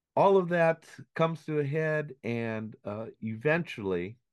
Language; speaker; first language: English; native; English